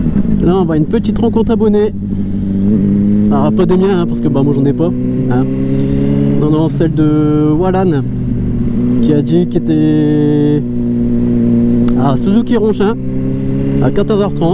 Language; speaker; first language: French; native; French